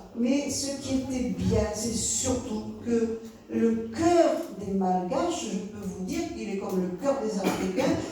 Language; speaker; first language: French; native; French